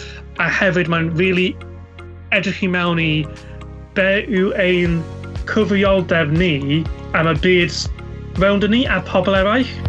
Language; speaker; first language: Welsh; non-native, local second language; English